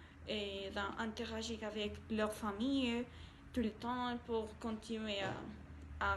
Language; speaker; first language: French; non-native, learner; Spanish